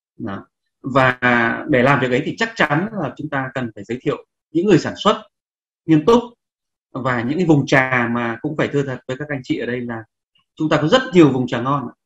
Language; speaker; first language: Vietnamese; native; Vietnamese